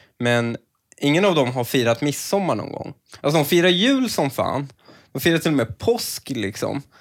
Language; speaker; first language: Swedish; early bilingual, other home language; Persian